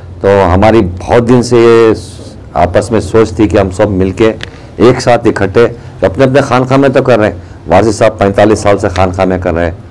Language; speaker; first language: Urdu; native; Urdu